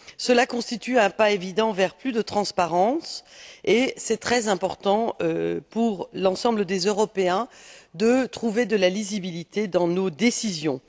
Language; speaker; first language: French; native; French